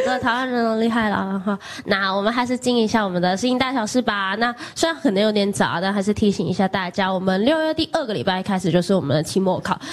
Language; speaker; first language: Chinese; non-native, local second language; Cantonese